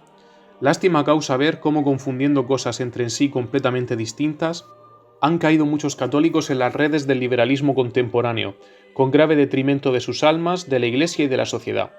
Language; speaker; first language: Spanish; native; Spanish